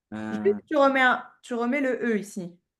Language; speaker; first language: French; native; French